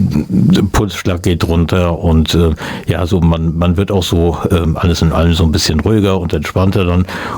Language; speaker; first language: German; native; German